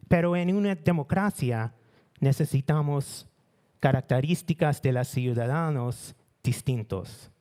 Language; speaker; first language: Spanish; non-native, learner; English